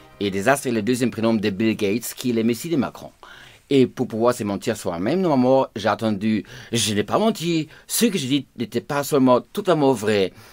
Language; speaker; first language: French; non-native, fluent; German